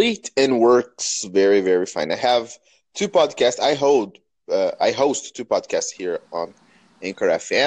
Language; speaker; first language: English; non-native, fluent; Portuguese